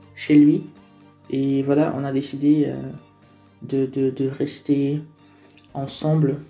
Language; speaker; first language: French; non-native, fluent; Portuguese